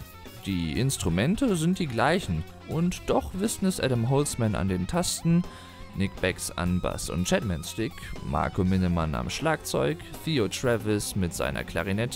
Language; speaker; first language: German; native; German